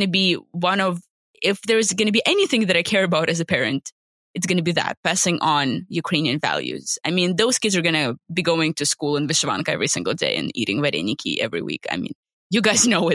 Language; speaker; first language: English; non-native, fluent; Ukrainian